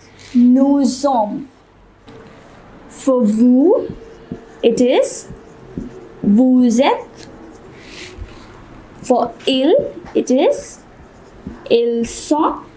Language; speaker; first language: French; non-native, fluent; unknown